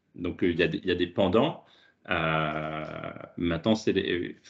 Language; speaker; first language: French; native; French